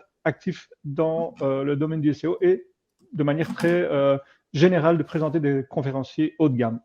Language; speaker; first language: French; native; French